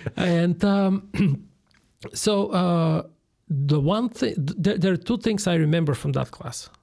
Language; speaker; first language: English; non-native, fluent; Bulgarian